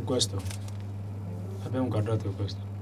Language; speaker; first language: Italian; non-native, learner; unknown